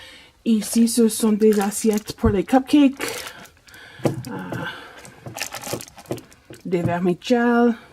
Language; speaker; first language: French; non-native, fluent; English